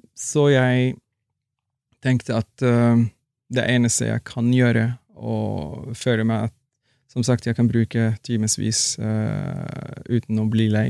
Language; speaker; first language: Norwegian; non-native, fluent; Arabic